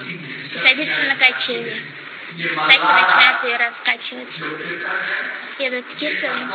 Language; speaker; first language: Russian; native; Russian